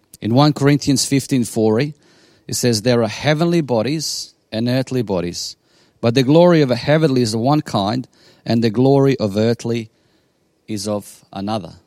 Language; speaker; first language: English; non-native, fluent; Bosnian